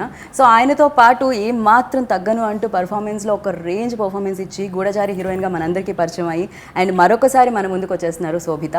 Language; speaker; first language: Telugu; native; Telugu